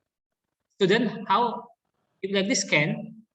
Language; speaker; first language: English; non-native, learner; Indonesian